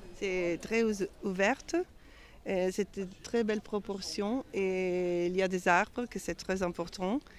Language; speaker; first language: French; non-native, fluent; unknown